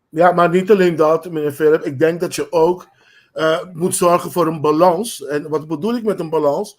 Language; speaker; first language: Dutch; non-native, local second language; Papiamento